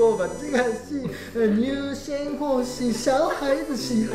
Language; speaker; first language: Chinese; non-native, fluent; Japanese